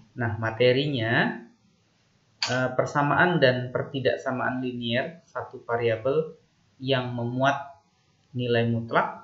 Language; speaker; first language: Indonesian; native; Indonesian